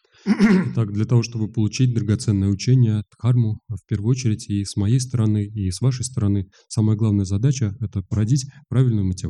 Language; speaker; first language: Russian; native; Russian